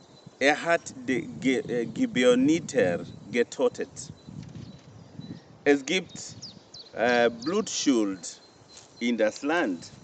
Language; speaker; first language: German; non-native, fluent; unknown